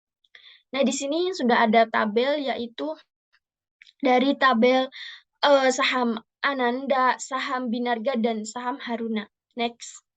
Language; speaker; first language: Indonesian; native; Indonesian